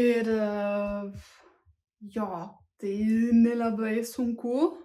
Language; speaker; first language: Lithuanian; non-native, learner; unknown